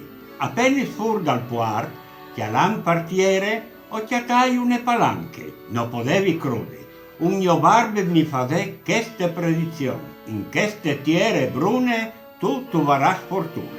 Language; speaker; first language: Italian; non-native, local second language; Friulian